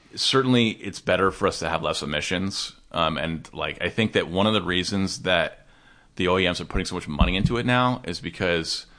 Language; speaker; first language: English; native; English